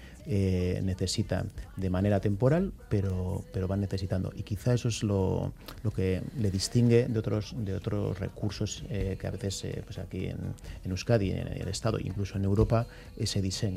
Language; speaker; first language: Spanish; native; Spanish